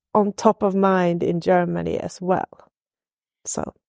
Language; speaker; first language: English; non-native, fluent; Swedish